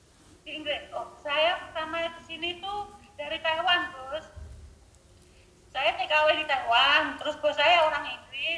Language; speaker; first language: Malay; non-native, local second language; Javanese